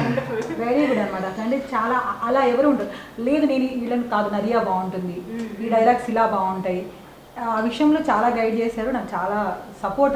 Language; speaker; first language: Telugu; native; Telugu